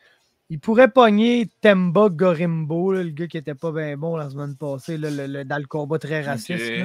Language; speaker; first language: French; native; French